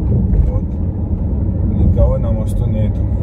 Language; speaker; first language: Russian; non-native, fluent; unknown